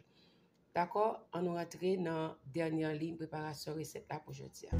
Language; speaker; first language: French; non-native, learner; Haitian Creole